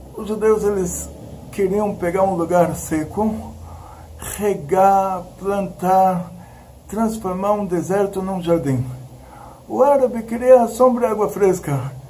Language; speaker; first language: Portuguese; early bilingual, other home language; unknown